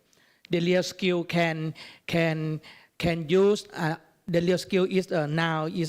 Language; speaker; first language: English; non-native, learner; Thai